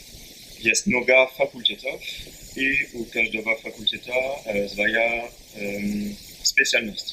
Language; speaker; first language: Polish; non-native, learner; French